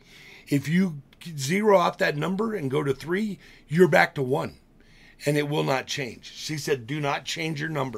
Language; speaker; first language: English; native; English